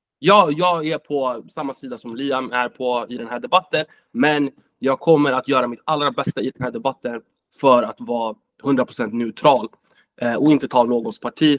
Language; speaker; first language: Swedish; native; Swedish